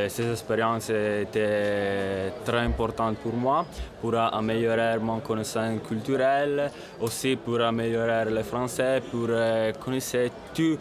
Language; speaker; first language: French; non-native, learner; Italian